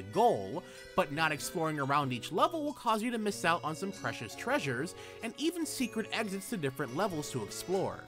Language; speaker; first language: English; native; English